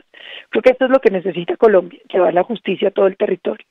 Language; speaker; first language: Spanish; native; Spanish